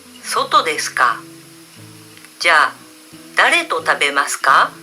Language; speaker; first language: Japanese; non-native, learner; Indonesian